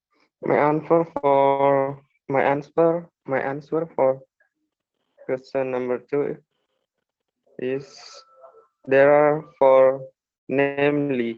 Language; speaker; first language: English; non-native, learner; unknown